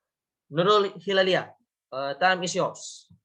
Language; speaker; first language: English; non-native, learner; Indonesian